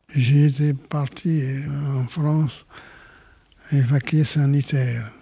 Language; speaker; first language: French; non-native, local second language; Arabic